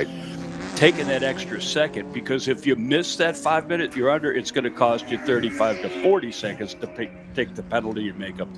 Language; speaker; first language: English; native; English